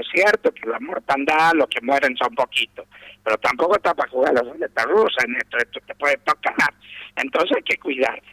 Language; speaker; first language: Spanish; native; Spanish